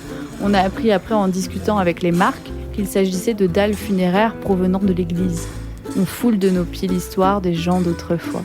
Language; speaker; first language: French; native; French